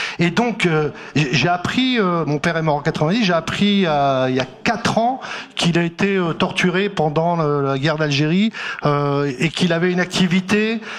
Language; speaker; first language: French; native; French